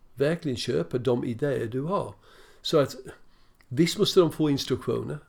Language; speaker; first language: Swedish; non-native, fluent; English